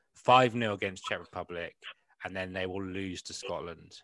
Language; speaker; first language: English; native; English